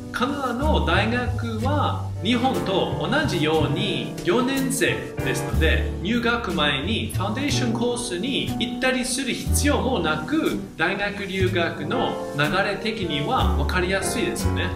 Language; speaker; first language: Japanese; non-native, fluent; English